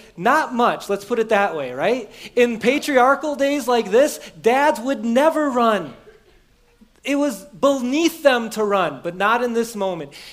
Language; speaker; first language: English; native; English